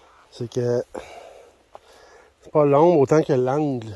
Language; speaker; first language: French; native; French